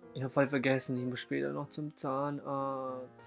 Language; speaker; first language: German; early bilingual, other home language; Filipino